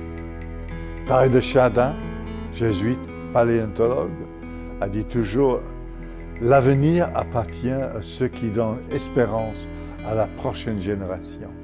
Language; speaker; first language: French; non-native, fluent; English